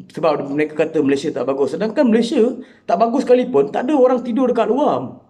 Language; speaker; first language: Malay; non-native, local second language; Tamil